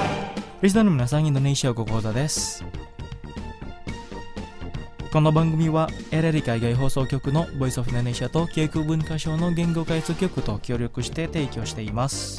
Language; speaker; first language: Japanese; non-native, fluent; Indonesian